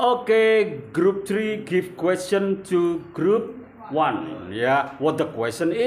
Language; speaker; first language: English; non-native, learner; Indonesian